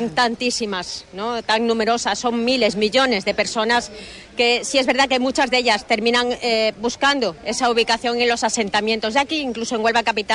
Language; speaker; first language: Spanish; native; Spanish